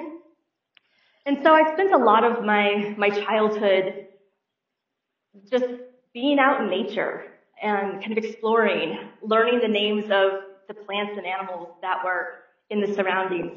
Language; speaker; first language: English; native; English